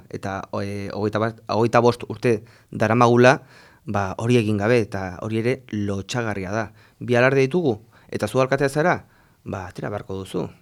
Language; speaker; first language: Basque; non-native, local second language; Spanish